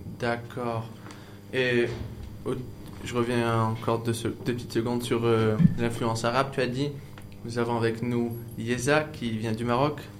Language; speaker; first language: French; native; French